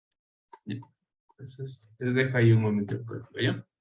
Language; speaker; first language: Spanish; native; Spanish